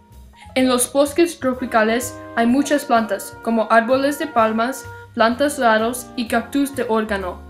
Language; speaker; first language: Spanish; non-native, learner; English